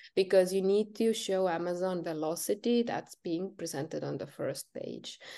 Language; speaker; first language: English; non-native, fluent; Estonian